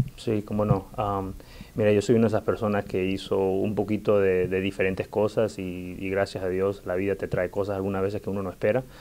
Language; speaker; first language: Spanish; early bilingual, heritage; Spanish